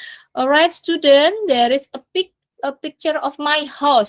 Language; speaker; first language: English; non-native, fluent; Indonesian